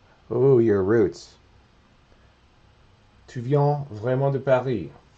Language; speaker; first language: French; non-native, learner; English